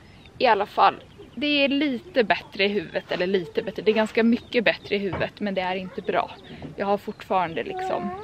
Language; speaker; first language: Swedish; native; Swedish